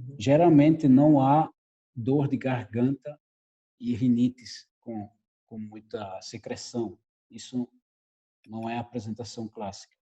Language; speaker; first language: Portuguese; non-native, fluent; Italian